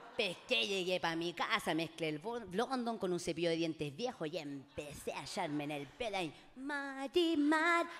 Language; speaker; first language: Spanish; native; Spanish